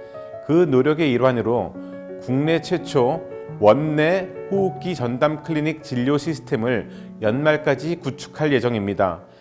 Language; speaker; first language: Korean; native; Korean